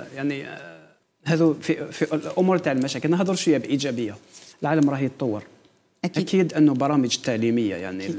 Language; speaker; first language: Arabic; non-native, local second language; Kabyle